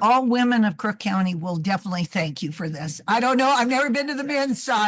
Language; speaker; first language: English; native; English